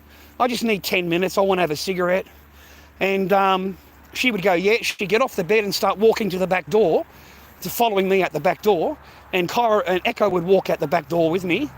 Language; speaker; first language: English; native; English